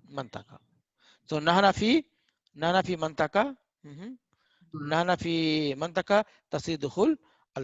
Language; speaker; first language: Arabic; non-native, fluent; Hindi